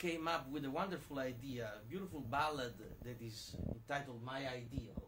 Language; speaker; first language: English; non-native, fluent; Italian